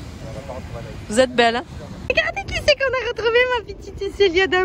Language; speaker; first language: French; native; French